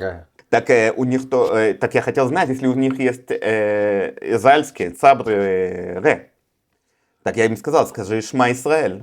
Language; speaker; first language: Russian; early bilingual, heritage; Russian